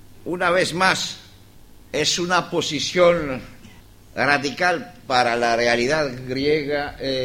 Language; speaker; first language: Spanish; non-native, learner; Greek